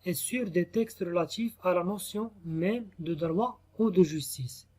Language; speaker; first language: French; non-native, local second language; Arabic